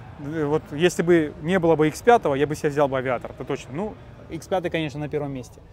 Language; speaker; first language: Russian; native; Russian